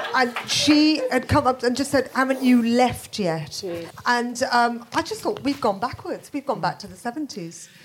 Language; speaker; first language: English; native; English